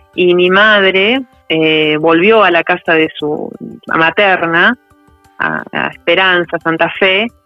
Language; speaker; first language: Spanish; native; Spanish